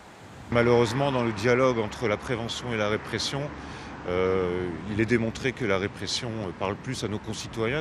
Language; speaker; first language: French; native; French